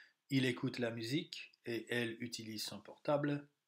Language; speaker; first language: French; non-native, fluent; English